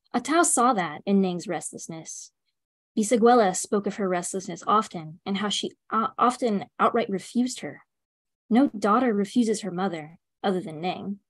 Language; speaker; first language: English; native; English